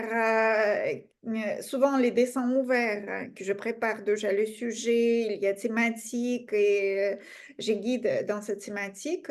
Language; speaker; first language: French; non-native, fluent; Russian